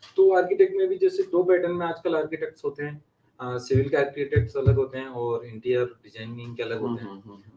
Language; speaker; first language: Hindi; native; Hindi